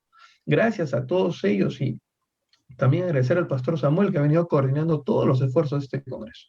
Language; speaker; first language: Spanish; native; Spanish